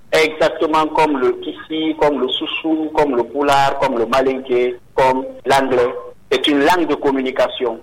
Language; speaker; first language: French; non-native, local second language; Susu